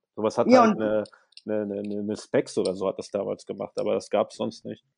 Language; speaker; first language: German; native; German